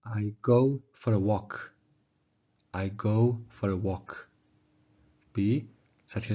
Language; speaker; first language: English; non-native, fluent; Mongolian